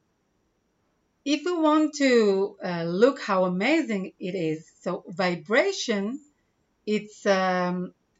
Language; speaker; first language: English; non-native, fluent; Hebrew